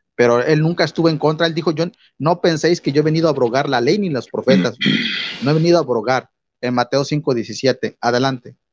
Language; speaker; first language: Spanish; native; Spanish